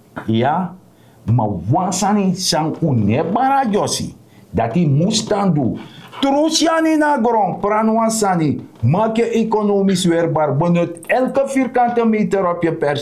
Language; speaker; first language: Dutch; non-native, local second language; Sranan Tongo